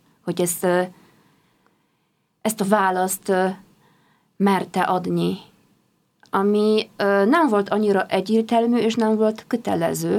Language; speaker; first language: Hungarian; non-native, fluent; Polish